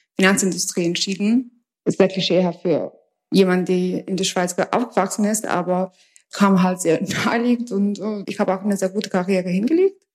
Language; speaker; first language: German; early bilingual, other home language; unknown